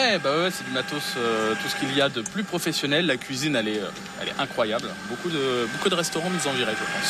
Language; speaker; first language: French; native; French